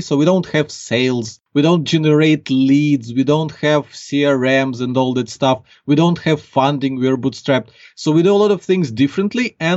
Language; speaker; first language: English; non-native, fluent; Ukrainian